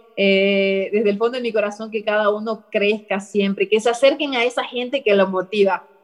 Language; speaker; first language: Spanish; native; Spanish